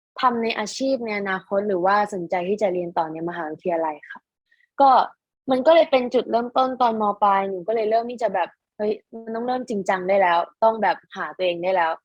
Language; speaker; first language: Thai; native; Thai